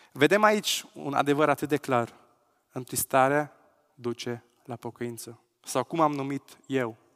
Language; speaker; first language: Romanian; non-native, local second language; Hungarian